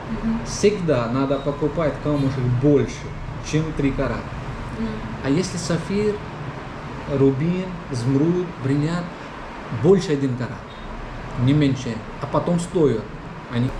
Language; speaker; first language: Russian; non-native, learner; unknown